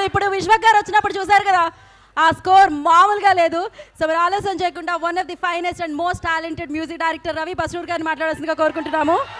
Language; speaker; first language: Telugu; native; Telugu